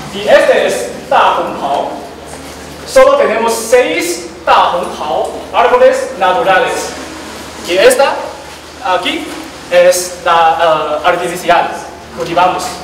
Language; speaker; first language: Spanish; non-native, learner; Chinese